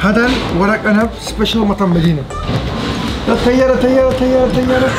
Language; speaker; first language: Arabic; non-native, learner; Turkish